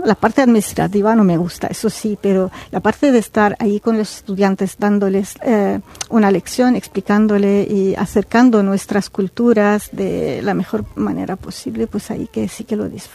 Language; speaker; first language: Spanish; non-native, fluent; Arabic